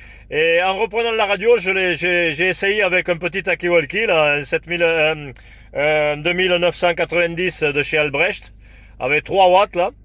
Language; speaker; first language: French; native; French